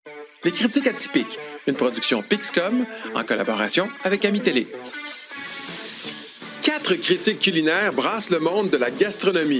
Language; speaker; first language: French; native; French